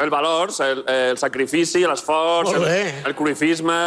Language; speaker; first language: Catalan; non-native, local second language; Spanish